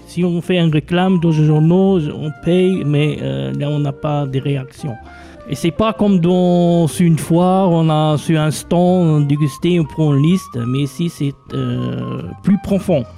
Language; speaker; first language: French; non-native, local second language; Luxembourgish